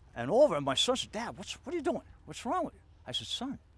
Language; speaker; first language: English; native; English